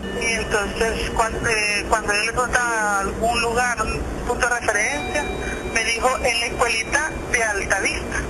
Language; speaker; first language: Spanish; native; Spanish